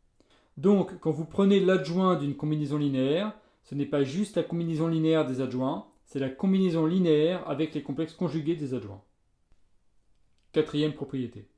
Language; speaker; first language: French; native; French